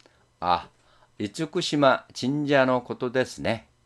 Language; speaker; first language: Japanese; non-native, fluent; Korean